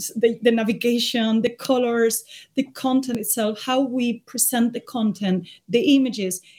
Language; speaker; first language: English; non-native, fluent; Spanish